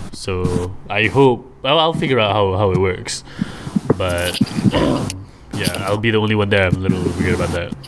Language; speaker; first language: English; non-native, local second language; Malay